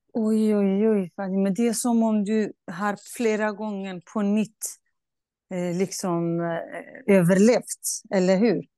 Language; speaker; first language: Swedish; non-native, fluent; Kurdish